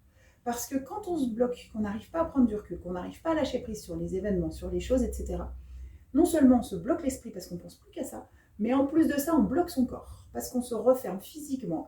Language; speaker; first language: French; native; French